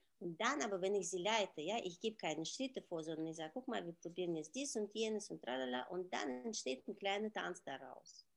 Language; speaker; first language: German; non-native, fluent; Russian